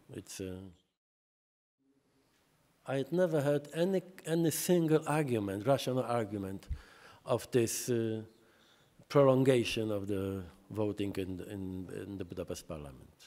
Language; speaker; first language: English; non-native, fluent; Polish